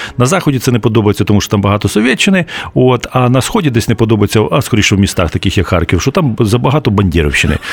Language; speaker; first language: Ukrainian; native; Ukrainian